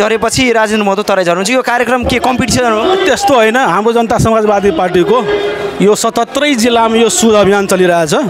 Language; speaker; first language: Nepali; non-native, local second language; Maithili